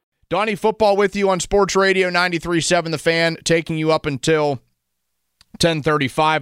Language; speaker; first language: English; native; English